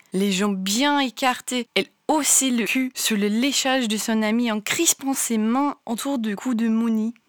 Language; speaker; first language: French; non-native, fluent; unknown